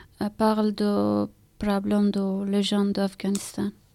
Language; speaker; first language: French; non-native, learner; Persian